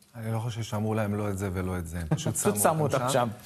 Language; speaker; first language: Hebrew; native; Hebrew